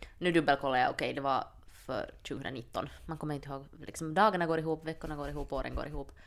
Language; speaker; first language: Swedish; native; Swedish